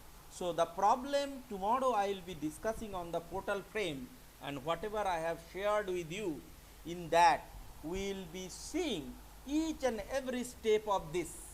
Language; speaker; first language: English; non-native, local second language; Bangla